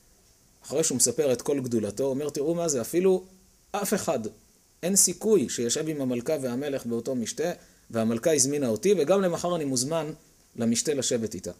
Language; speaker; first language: Hebrew; native; Hebrew